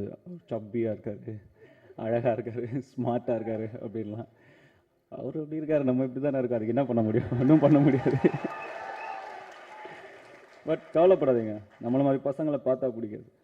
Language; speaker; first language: Tamil; native; Tamil